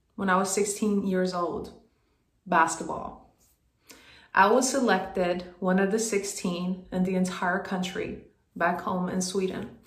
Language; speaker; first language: English; non-native, fluent; Swedish